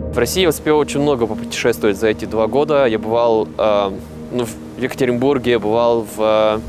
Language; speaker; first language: Russian; non-native, fluent; Arabic